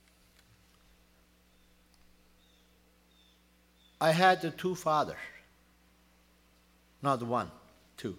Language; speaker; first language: English; non-native, learner; Turkish